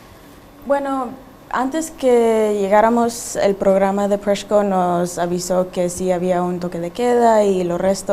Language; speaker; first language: Spanish; early bilingual, heritage; Spanish